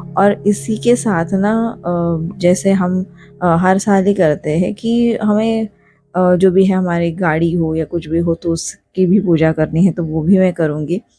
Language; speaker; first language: Hindi; non-native, local second language; Marathi